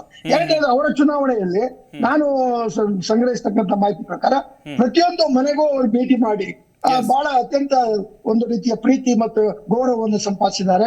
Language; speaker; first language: Kannada; native; Kannada